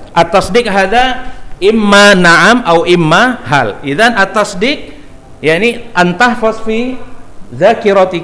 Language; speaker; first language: Arabic; non-native, fluent; Indonesian